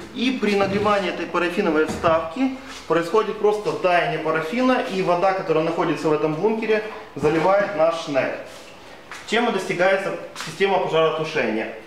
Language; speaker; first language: Russian; native; Russian